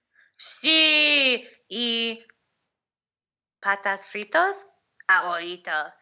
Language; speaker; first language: Spanish; non-native, learner; English